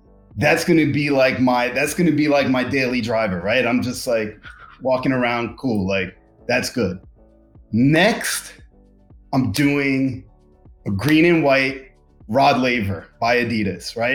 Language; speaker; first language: English; native; English